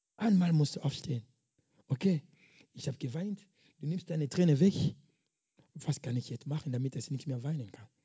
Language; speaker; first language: German; non-native, fluent; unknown